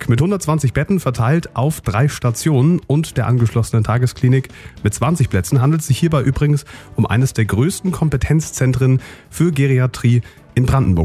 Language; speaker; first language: German; native; German